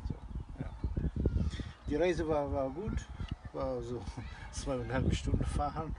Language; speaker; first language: German; non-native, learner; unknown